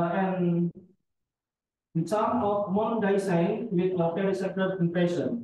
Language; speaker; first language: English; non-native, fluent; Indonesian